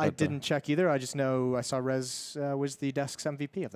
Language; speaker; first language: English; native; English